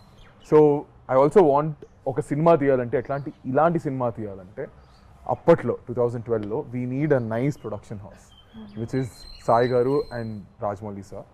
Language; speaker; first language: Telugu; native; Telugu